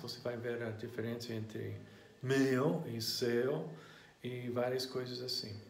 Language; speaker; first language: Portuguese; non-native, learner; English